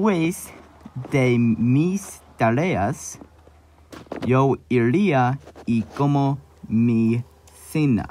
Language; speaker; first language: Spanish; non-native, learner; English